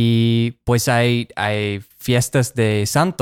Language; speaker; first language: Spanish; non-native, fluent; English